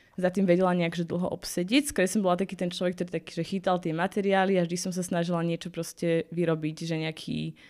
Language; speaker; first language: Slovak; native; Slovak